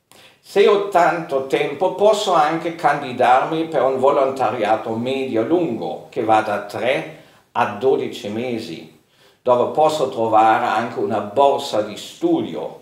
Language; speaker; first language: Italian; non-native, fluent; German